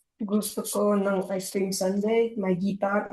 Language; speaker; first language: Filipino; non-native, learner; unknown